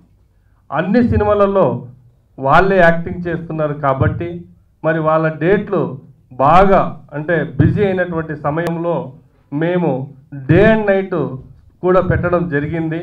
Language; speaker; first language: Telugu; native; Telugu